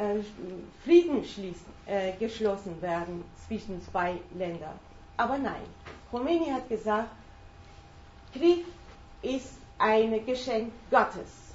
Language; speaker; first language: German; non-native, fluent; Persian